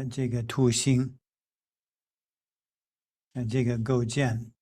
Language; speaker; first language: Chinese; non-native, fluent; English